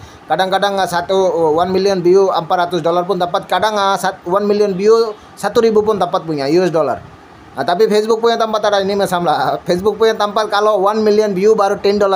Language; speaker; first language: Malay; non-native, learner; Bangla